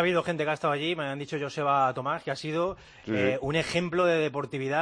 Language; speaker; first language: Spanish; native; Spanish